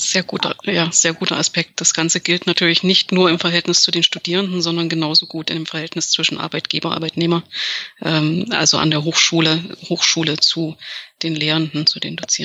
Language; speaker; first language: German; native; German